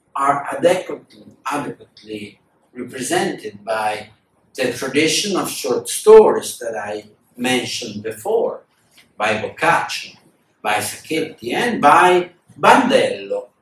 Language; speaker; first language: English; non-native, fluent; Italian